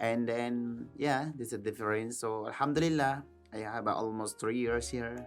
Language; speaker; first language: English; non-native, learner; Filipino